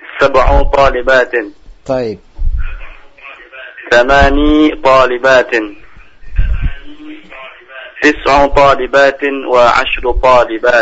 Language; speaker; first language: Arabic; non-native, learner; Indonesian